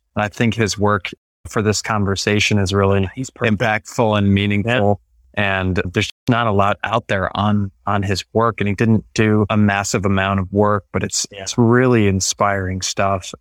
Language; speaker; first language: English; non-native, fluent; Spanish